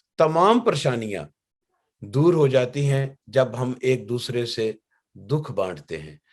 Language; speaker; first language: Urdu; native; Urdu